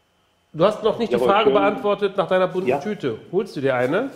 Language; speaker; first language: German; native; German